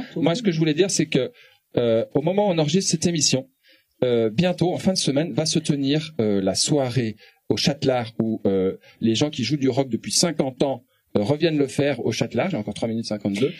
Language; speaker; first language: French; native; French